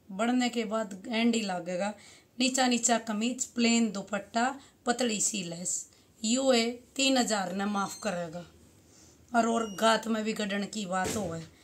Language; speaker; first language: Hindi; native; Hindi